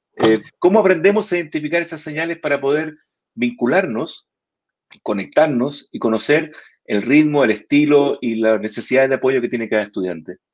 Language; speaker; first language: Spanish; native; Spanish